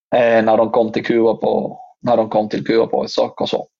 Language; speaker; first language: Swedish; non-native, fluent; Spanish